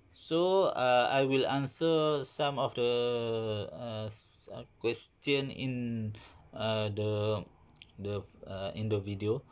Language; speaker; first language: English; non-native, learner; Malay